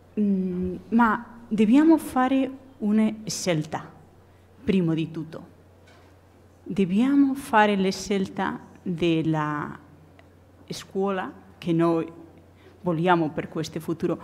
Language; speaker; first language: Italian; non-native, learner; Spanish